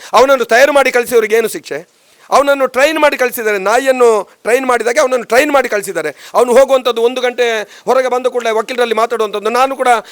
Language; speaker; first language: Kannada; native; Kannada